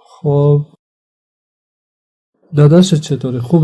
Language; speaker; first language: Persian; non-native, fluent; Central Kurdish